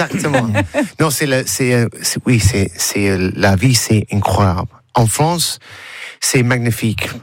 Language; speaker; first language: French; non-native, learner; English